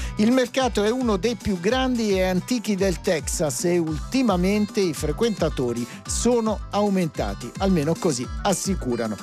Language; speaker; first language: Italian; native; Italian